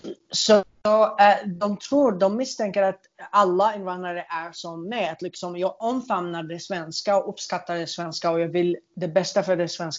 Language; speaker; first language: Swedish; non-native, fluent; Arabic